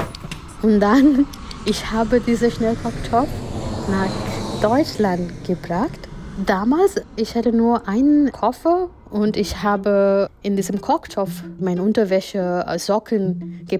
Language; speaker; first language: German; non-native, fluent; Gujarati